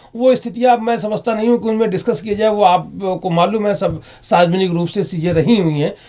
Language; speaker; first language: Hindi; native; Hindi